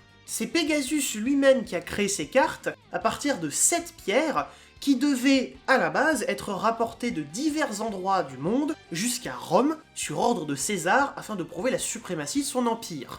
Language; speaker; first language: French; native; French